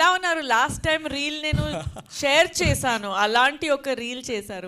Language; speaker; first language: Telugu; non-native, local second language; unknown